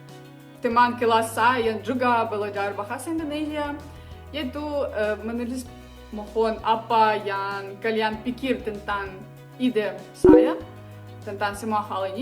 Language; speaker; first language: Indonesian; non-native, learner; Ukrainian